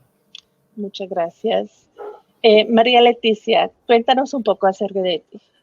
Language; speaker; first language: Spanish; non-native, fluent; English